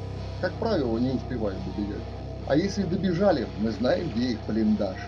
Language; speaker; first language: Russian; native; Russian